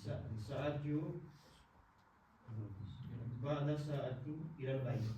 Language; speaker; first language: Arabic; non-native, learner; Kashmiri